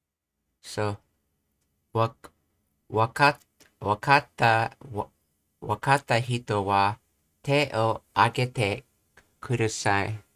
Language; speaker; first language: Japanese; non-native, learner; English